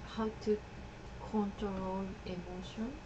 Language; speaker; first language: English; non-native, learner; Japanese